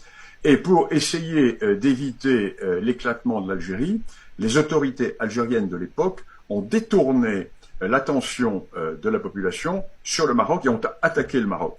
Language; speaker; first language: French; native; French